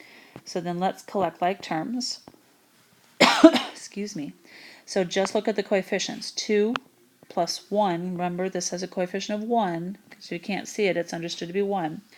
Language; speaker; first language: English; native; English